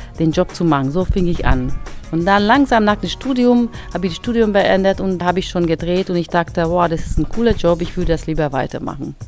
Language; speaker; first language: German; non-native, fluent; Hungarian